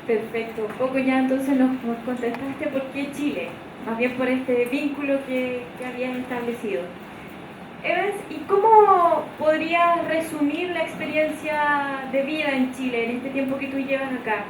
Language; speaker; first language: Spanish; native; Spanish